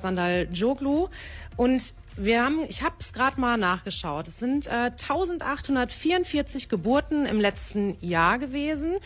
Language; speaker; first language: German; native; German